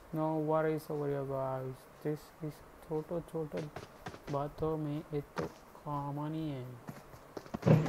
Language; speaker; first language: Hindi; non-native, local second language; Kannada